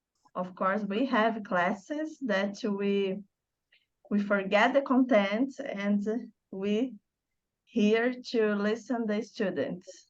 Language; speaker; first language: English; non-native, learner; Portuguese